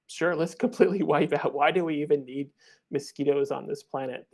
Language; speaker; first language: English; native; English